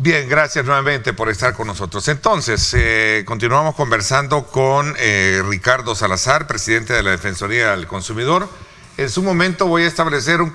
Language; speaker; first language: Spanish; native; Spanish